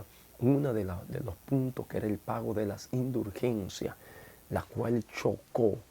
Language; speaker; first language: Spanish; native; Spanish